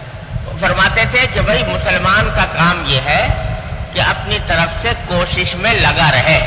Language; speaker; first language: Urdu; native; Urdu